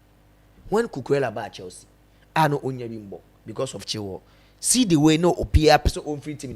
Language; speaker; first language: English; non-native, local second language; Akan